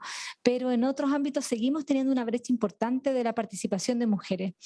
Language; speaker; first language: Spanish; native; Spanish